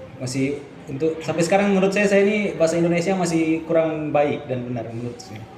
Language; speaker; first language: Indonesian; early bilingual, heritage; Indonesian